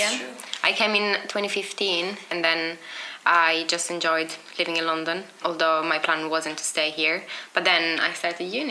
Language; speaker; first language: English; non-native, fluent; Italian